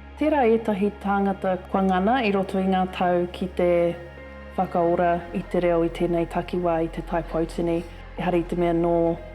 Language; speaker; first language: Māori; non-native, local second language; English